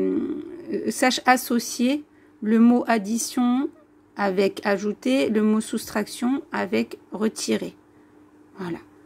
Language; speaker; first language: French; native; French